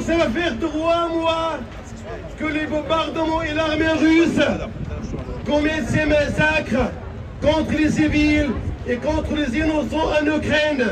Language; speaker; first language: French; non-native, fluent; Arabic